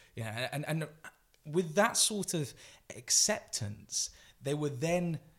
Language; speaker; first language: English; native; English